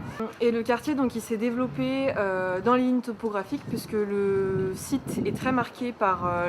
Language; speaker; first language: French; native; French